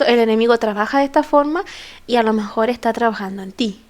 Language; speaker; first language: Spanish; native; Spanish